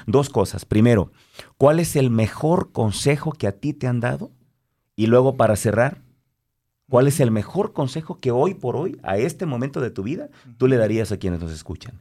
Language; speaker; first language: Spanish; native; Spanish